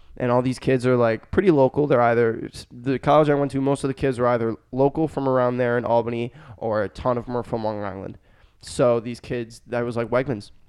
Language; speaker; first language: English; native; English